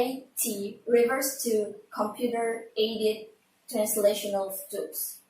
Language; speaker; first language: English; non-native, learner; Indonesian